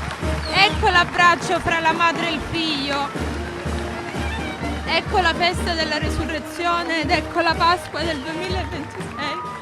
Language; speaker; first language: Italian; native; Italian